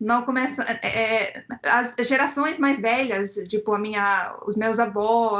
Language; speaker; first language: Portuguese; non-native, fluent; Estonian